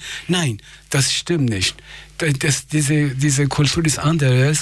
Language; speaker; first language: German; non-native, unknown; Persian